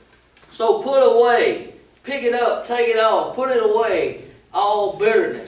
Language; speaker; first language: English; native; English